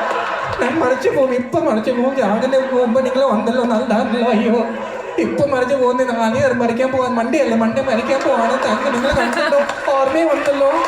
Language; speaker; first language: Malayalam; non-native, learner; English